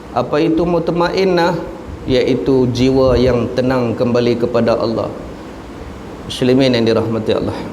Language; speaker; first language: Malay; native; Malay